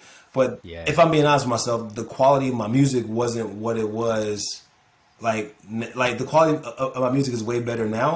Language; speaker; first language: English; native; English